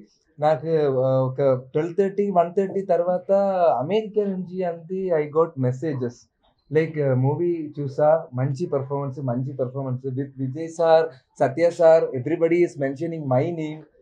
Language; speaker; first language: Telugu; non-native, learner; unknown